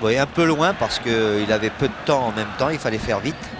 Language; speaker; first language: French; native; French